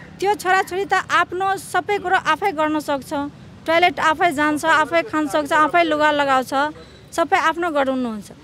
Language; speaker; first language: Nepali; non-native, local second language; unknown